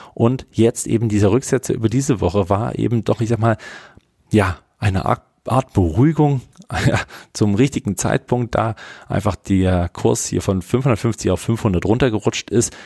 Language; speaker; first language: German; native; German